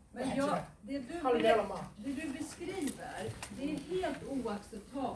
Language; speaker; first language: Swedish; native; Swedish